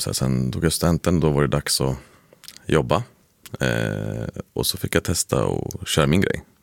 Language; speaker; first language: Swedish; native; Swedish